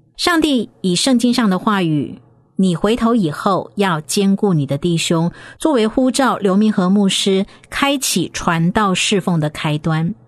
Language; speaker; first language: Chinese; native; Chinese